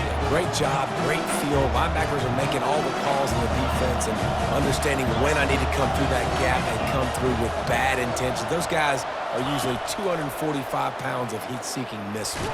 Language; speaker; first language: English; native; English